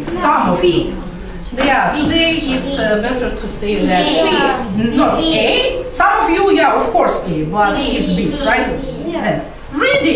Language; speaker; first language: English; non-native, fluent; Azerbaijani